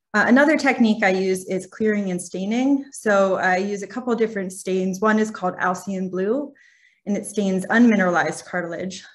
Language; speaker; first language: English; native; English